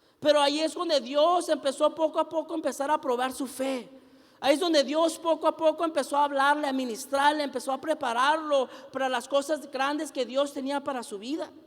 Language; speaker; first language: Spanish; early bilingual, heritage; Spanish